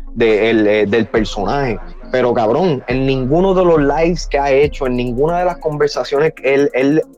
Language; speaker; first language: Spanish; native; Spanish